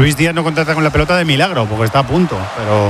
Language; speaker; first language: Spanish; native; Spanish